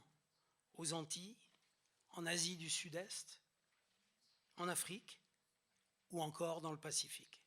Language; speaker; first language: French; native; French